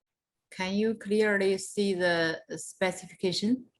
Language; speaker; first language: English; non-native, fluent; Chinese